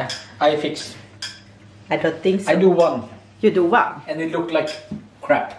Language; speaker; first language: English; non-native, learner; Norwegian